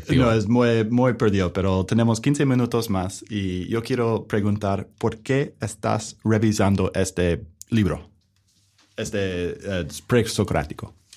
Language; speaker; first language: Spanish; non-native, learner; English